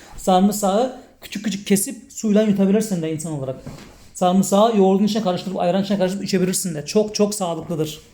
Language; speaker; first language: Turkish; native; Turkish